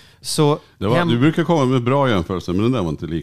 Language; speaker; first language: Swedish; native; Swedish